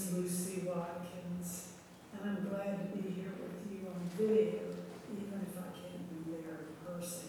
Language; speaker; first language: English; native; English